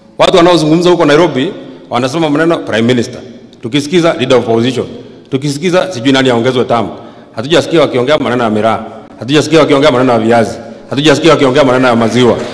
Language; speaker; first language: Swahili; non-native, local second language; Kikuyu